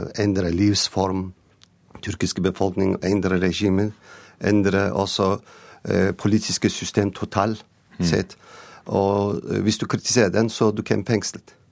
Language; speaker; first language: Norwegian; non-native, learner; Turkish